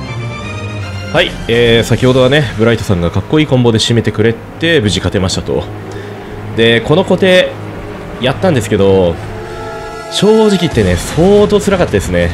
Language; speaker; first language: Japanese; native; Japanese